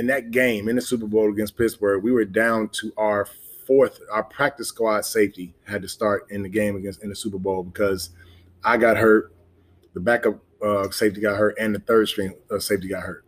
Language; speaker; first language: English; native; English